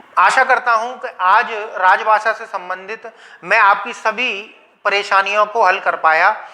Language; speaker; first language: Hindi; native; Hindi